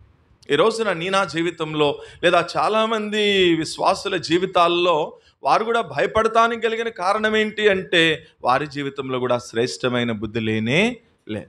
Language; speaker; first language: Telugu; native; Telugu